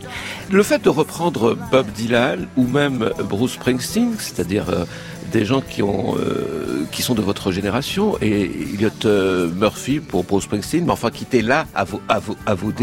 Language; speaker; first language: French; native; French